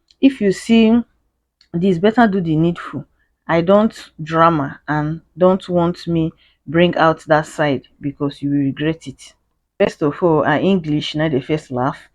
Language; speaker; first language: Nigerian Pidgin; native; Nigerian Pidgin